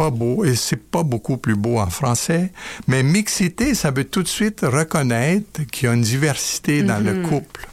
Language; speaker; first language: French; native; French